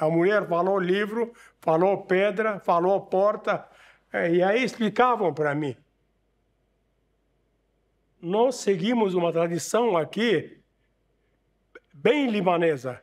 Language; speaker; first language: Portuguese; non-native, fluent; Arabic